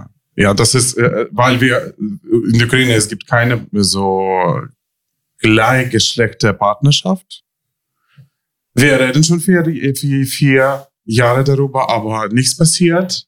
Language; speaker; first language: German; non-native, learner; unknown